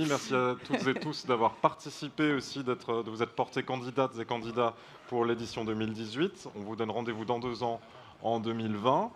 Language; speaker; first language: French; native; French